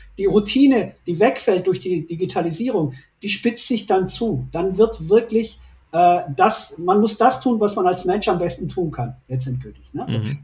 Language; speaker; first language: German; early bilingual, other home language; Turkish